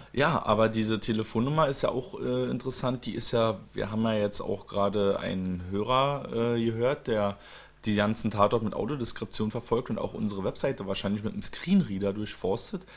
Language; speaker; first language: German; native; German